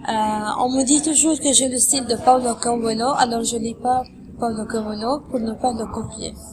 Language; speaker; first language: French; non-native, local second language; Arabic